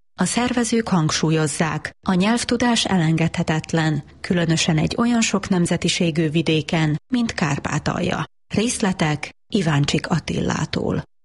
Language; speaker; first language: Hungarian; native; Hungarian